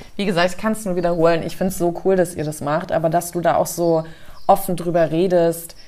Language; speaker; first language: German; early bilingual, heritage; German